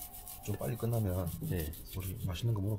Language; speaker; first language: Korean; native; Korean